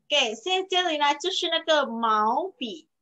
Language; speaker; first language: Chinese; non-native, fluent; Indonesian